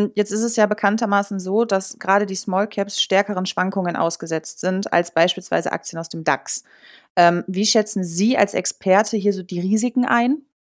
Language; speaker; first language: German; native; German